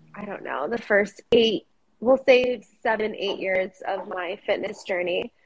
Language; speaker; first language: English; early bilingual, other home language; Spanish